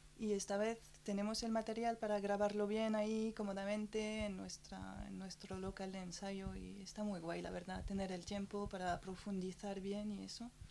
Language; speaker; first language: Spanish; non-native, fluent; French